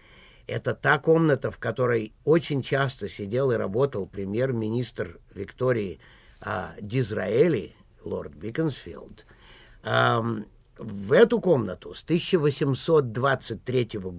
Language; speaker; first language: Russian; native; Russian